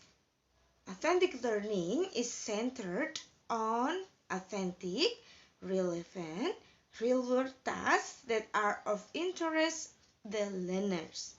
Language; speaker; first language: English; non-native, fluent; Indonesian